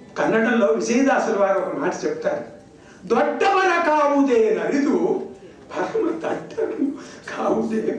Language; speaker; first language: Telugu; non-native, local second language; Kannada